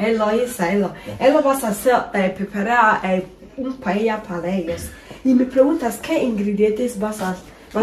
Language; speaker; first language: Spanish; non-native, learner; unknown